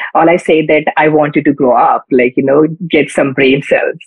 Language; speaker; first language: English; non-native, local second language; Kannada